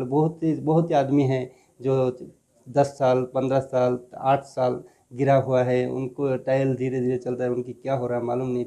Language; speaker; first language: Hindi; non-native, local second language; Bangla